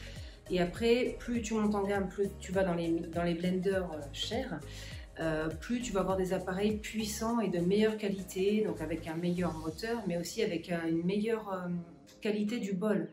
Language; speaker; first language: French; native; French